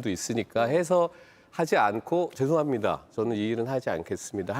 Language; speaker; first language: Korean; native; Korean